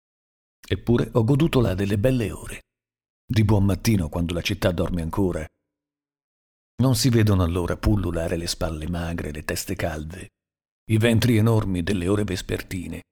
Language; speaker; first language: Italian; native; Italian